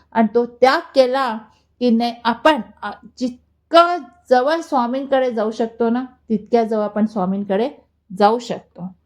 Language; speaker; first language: Marathi; non-native, local second language; Hindi